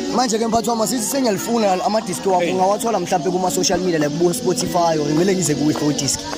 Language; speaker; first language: Zulu; native; Zulu